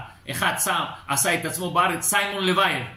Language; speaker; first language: Hebrew; non-native, fluent; Russian